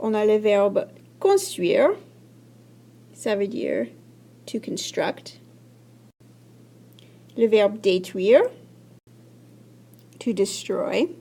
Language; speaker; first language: French; non-native, fluent; English